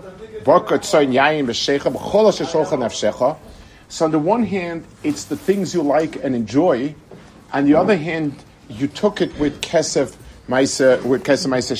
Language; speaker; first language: English; native; English